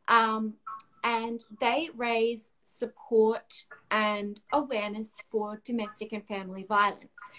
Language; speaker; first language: English; native; English